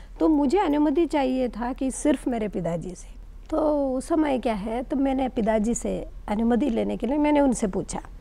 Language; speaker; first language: Hindi; non-native, local second language; Malayalam